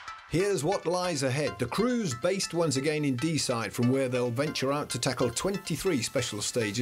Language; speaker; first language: English; native; English